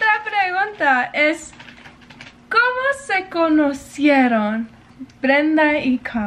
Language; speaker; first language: Spanish; early bilingual, heritage; English